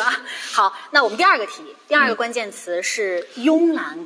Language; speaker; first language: Chinese; native; Chinese